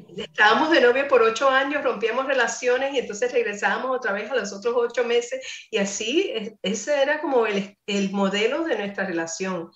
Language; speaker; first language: Spanish; non-native, fluent; English